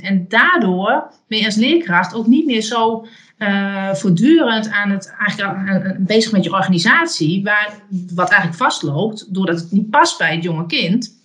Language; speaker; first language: Dutch; native; Dutch